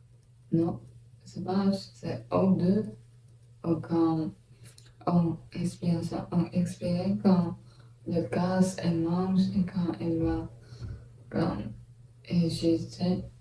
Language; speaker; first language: French; non-native, learner; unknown